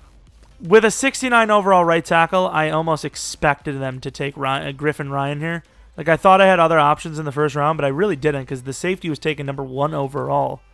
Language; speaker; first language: English; native; English